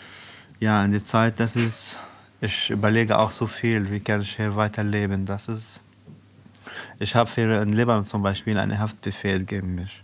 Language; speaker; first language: German; non-native, fluent; Arabic